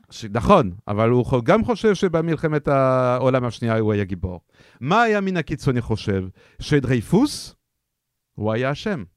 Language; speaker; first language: Hebrew; non-native, fluent; French